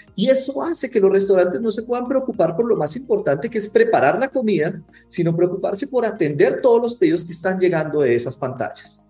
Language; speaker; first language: Spanish; native; Spanish